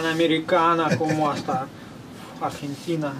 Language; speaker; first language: Spanish; non-native, fluent; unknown